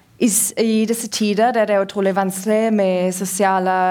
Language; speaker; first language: Norwegian; non-native, fluent; German